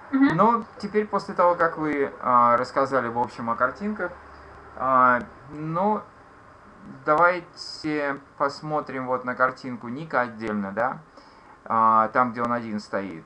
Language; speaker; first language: Russian; native; Russian